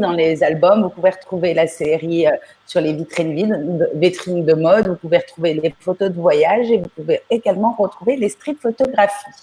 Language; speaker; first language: French; native; French